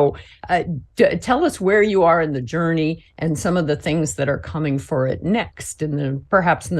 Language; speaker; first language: English; native; English